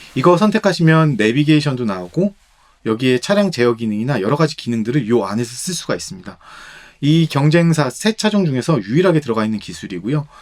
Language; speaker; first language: Korean; native; Korean